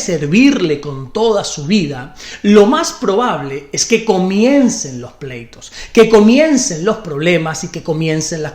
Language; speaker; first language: Spanish; native; Spanish